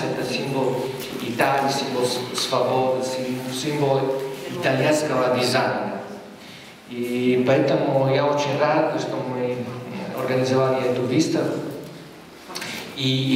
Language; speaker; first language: Russian; non-native, fluent; Italian